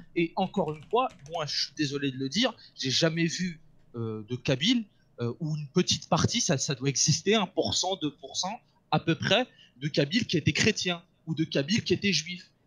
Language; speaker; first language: French; native; French